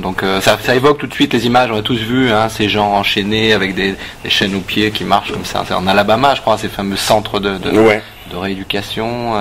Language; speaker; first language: French; native; French